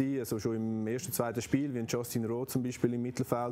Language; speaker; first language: German; native; German